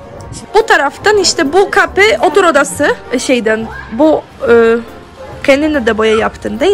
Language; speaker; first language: Turkish; non-native, learner; Polish